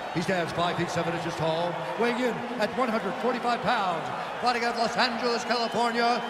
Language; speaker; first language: English; native; English